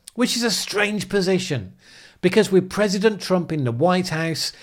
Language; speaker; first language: English; native; English